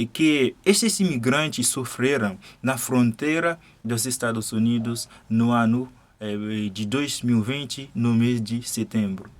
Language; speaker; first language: Portuguese; non-native, fluent; Haitian Creole